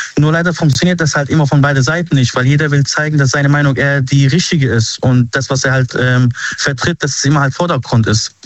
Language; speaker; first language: German; early bilingual, other home language; Arabic